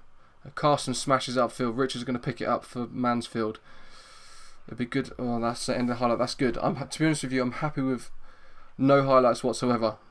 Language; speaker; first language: English; native; English